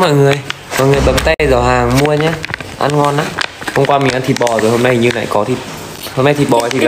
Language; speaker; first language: Vietnamese; native; Vietnamese